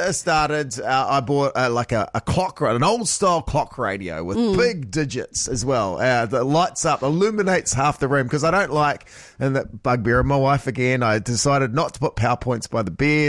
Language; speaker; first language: English; native; English